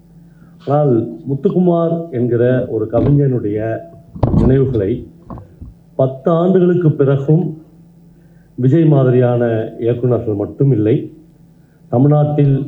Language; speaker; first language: Tamil; native; Tamil